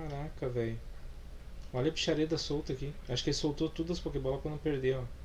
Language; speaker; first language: Portuguese; native; Portuguese